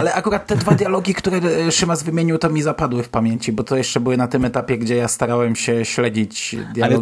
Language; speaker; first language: Polish; native; Polish